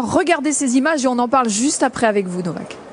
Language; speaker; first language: French; native; French